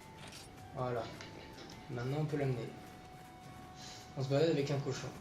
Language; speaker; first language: French; native; French